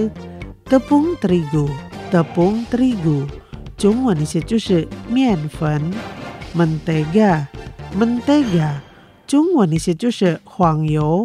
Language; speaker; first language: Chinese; early bilingual, heritage; Chinese